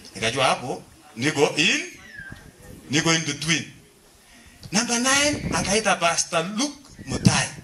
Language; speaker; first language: Swahili; non-native, local second language; Kalenjin